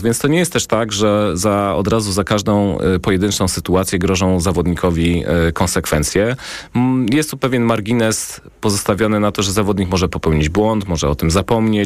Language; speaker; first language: Polish; native; Polish